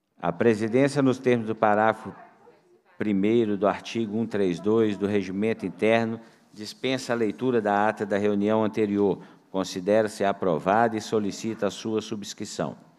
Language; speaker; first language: Portuguese; native; Portuguese